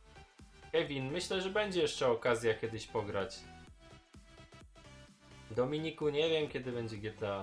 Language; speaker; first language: Polish; native; Polish